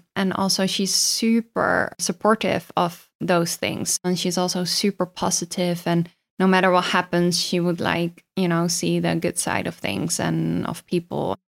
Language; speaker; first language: English; non-native, fluent; Dutch